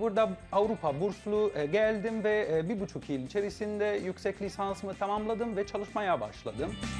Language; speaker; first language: Turkish; non-native, fluent; Italian